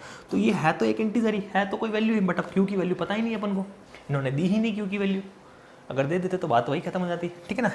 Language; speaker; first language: Hindi; native; Hindi